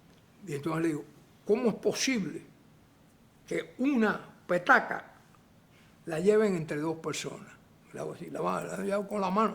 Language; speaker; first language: Spanish; native; Spanish